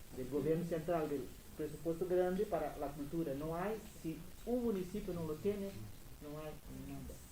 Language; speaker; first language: Spanish; non-native, fluent; Portuguese